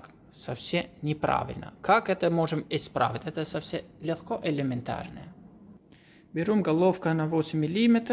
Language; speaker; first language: Russian; non-native, learner; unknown